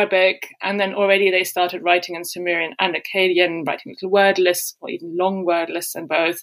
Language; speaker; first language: English; non-native, fluent; German